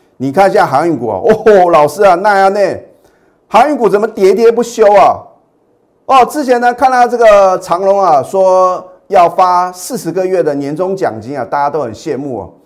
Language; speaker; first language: Chinese; native; Chinese